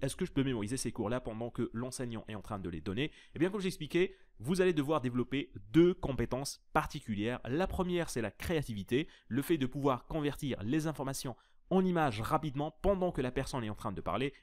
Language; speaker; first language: French; native; French